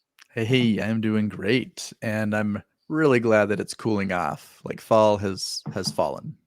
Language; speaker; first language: English; native; English